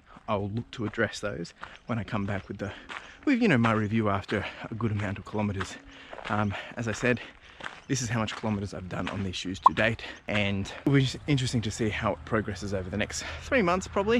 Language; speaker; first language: English; native; English